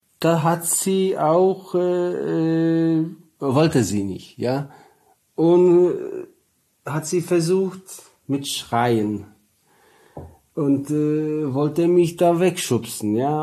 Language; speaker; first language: German; non-native, learner; Polish